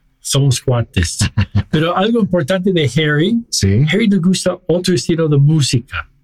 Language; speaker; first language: Spanish; non-native, fluent; English